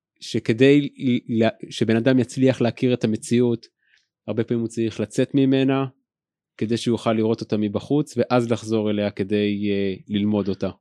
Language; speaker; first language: Hebrew; native; Hebrew